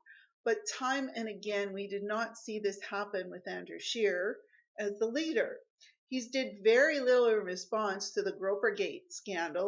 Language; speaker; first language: English; native; English